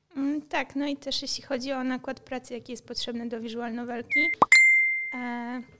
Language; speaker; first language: Polish; native; Polish